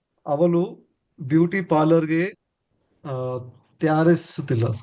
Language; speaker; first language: Kannada; non-native, learner; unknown